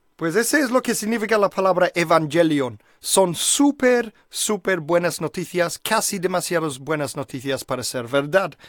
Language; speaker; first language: Spanish; non-native, fluent; English